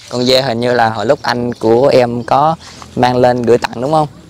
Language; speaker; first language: Vietnamese; native; Vietnamese